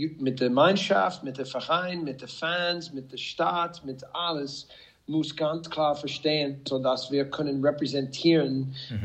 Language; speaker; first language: German; non-native, fluent; English